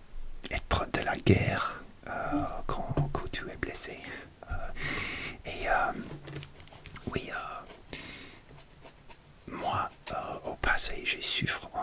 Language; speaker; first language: French; non-native, learner; English